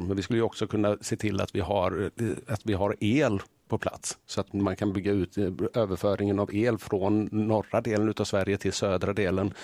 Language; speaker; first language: Swedish; native; Swedish